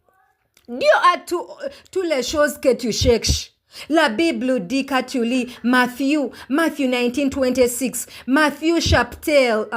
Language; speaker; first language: French; non-native, learner; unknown